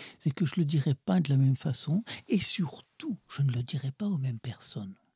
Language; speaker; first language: French; early bilingual, other home language; Russian